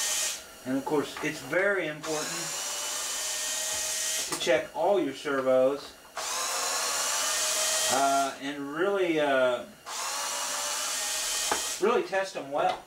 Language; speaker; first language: English; native; English